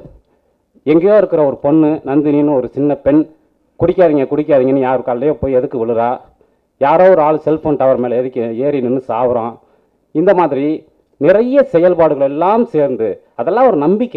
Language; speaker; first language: Tamil; native; Tamil